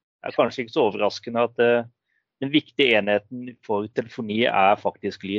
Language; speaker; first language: Norwegian; native; Norwegian